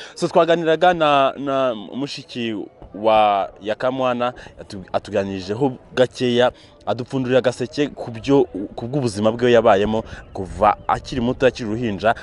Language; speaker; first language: Kinyarwanda; native; Kinyarwanda